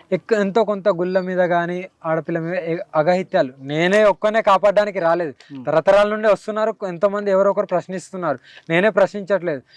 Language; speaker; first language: Telugu; native; Telugu